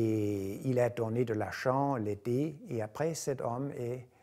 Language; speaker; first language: French; non-native, fluent; Danish